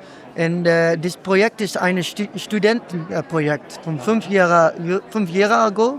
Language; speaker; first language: German; non-native, learner; Dutch